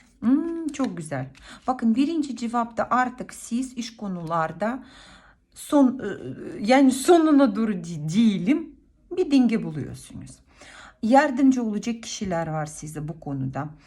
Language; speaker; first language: Turkish; non-native, fluent; Russian